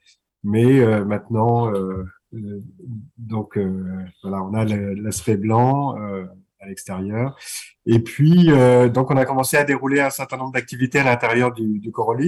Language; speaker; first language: French; native; French